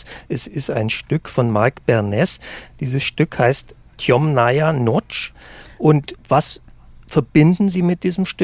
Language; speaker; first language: German; native; German